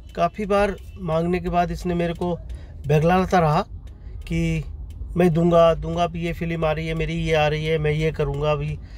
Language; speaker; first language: Hindi; native; Hindi